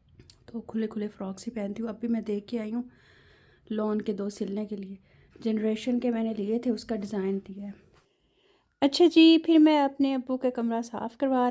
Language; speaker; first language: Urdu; non-native, local second language; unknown